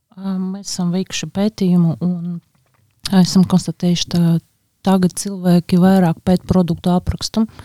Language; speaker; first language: Latvian; non-native, local second language; Russian